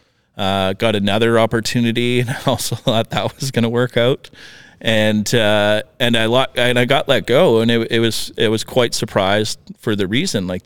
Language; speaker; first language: English; native; English